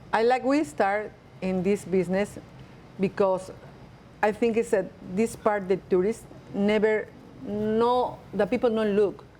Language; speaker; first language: English; non-native, learner; Spanish